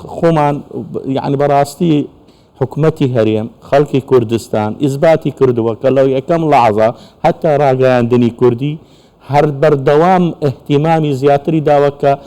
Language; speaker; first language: Central Kurdish; non-native, local second language; Assyrian Neo-Aramaic